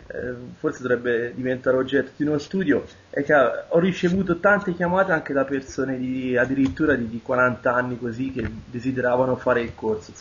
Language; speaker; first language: Italian; native; Italian